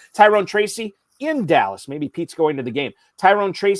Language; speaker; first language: English; native; English